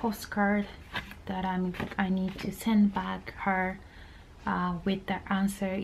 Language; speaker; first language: English; non-native, fluent; Japanese